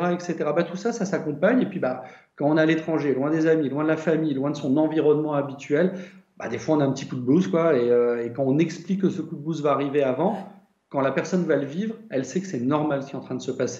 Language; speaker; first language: French; native; French